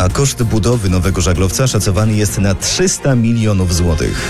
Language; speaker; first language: Polish; native; Polish